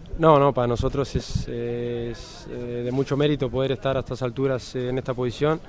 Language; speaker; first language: Spanish; native; Spanish